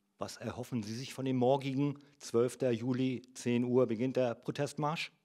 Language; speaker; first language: German; native; German